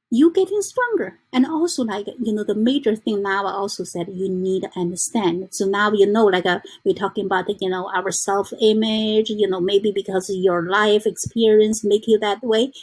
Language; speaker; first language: English; non-native, learner; Chinese